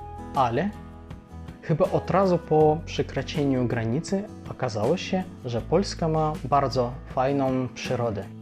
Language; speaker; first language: Polish; non-native, fluent; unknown